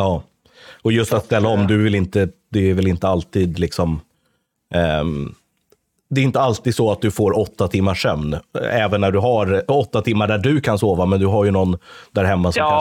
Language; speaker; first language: Swedish; native; Swedish